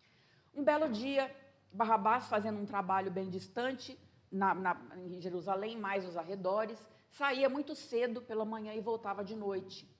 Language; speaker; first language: Portuguese; native; Portuguese